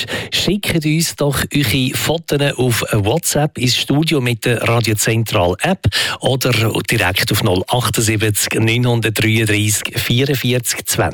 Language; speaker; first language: German; native; German